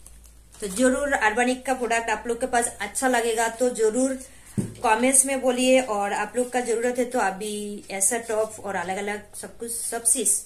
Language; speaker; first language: Hindi; non-native, local second language; Bangla